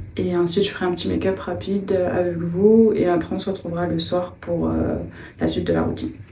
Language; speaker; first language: French; native; French